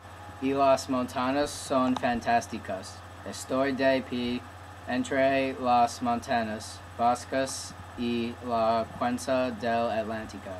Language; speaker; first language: Spanish; non-native, learner; English